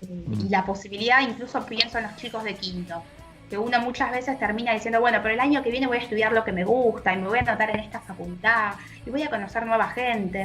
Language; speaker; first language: Spanish; native; Spanish